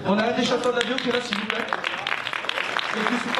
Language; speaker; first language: French; native; French